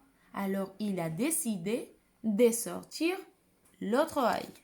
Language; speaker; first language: French; non-native, fluent; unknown